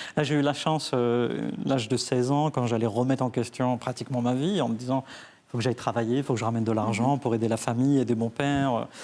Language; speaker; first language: French; early bilingual, other home language; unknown